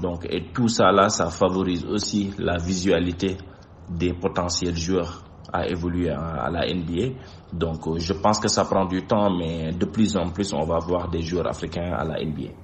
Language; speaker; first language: French; non-native, local second language; Wolof